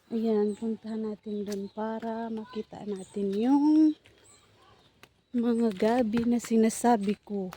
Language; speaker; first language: Filipino; native; Filipino